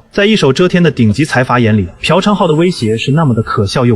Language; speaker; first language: Chinese; native; Chinese